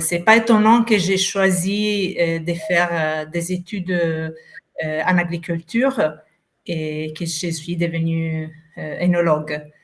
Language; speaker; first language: French; non-native, fluent; Italian